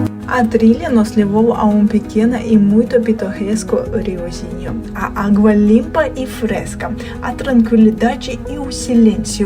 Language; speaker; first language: Portuguese; non-native, fluent; Russian